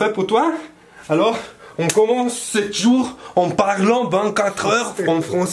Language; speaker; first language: French; non-native, learner; Spanish